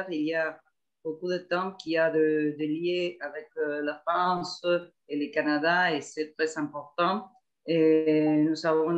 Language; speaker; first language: French; non-native, fluent; Spanish